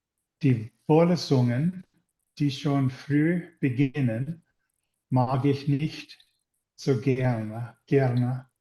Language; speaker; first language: German; non-native, learner; English